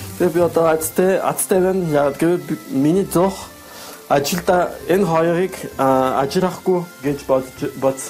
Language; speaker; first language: Mongolian; non-native, learner; French